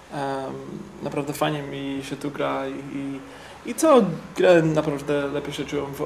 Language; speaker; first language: Polish; early bilingual, heritage; English